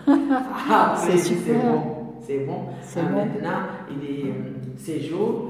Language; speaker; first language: French; non-native, learner; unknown